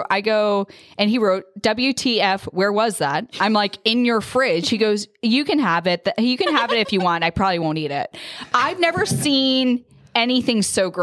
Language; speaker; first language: English; native; English